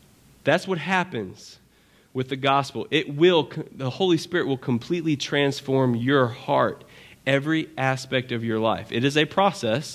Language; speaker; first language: English; native; English